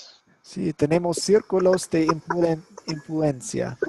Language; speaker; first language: Spanish; non-native, fluent; English